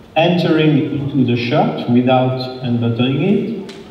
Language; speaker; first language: English; non-native, fluent; French